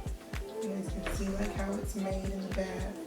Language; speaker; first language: English; native; English